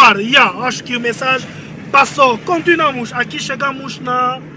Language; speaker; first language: Portuguese; non-native, learner; Lingala